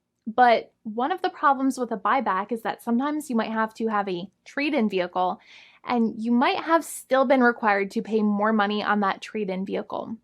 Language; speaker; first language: English; native; English